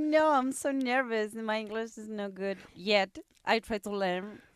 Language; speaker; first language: English; non-native, learner; Spanish